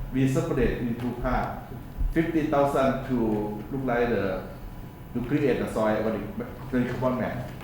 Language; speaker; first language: English; non-native, learner; Thai